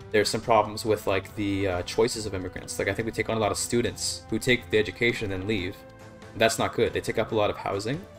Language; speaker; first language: English; native; English